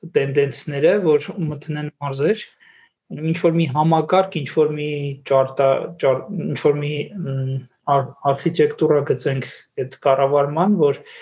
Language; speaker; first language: Armenian; native; Armenian